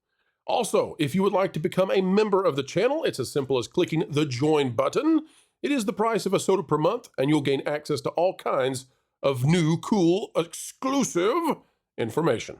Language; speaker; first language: English; native; English